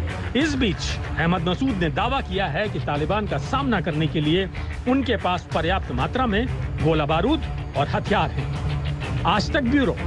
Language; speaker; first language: Hindi; native; Hindi